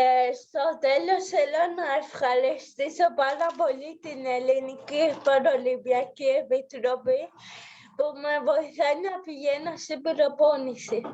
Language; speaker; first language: Greek; non-native, fluent; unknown